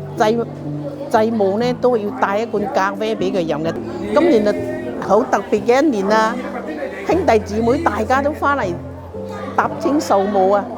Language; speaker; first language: Cantonese; non-native, local second language; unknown